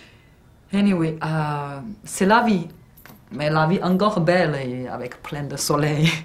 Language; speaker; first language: French; non-native, learner; Chinese